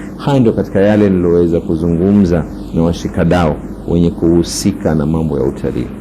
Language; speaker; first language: Swahili; native; Swahili